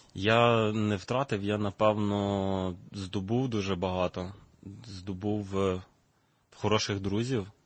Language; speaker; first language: Ukrainian; native; Ukrainian